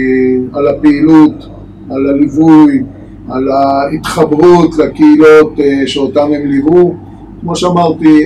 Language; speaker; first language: Hebrew; native; Hebrew